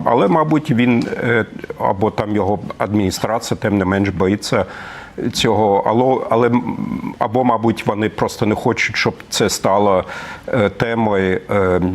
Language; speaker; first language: Ukrainian; non-native, fluent; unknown